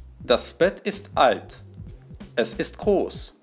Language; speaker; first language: German; non-native, fluent; Russian